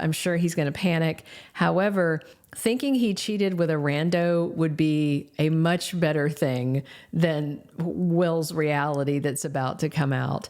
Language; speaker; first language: English; native; English